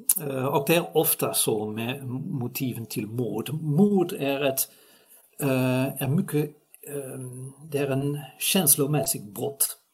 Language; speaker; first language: Swedish; non-native, fluent; Dutch